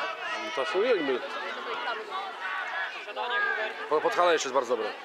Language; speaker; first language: Polish; native; Polish